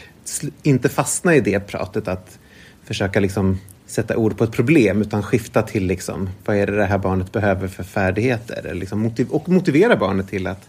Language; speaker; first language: Swedish; native; Swedish